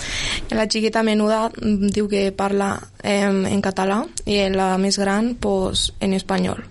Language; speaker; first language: Catalan; early bilingual, other home language; Romanian